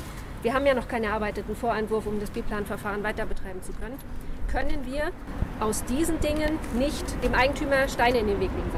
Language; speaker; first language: German; native; German